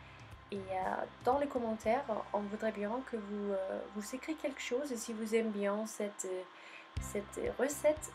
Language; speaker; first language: French; non-native, fluent; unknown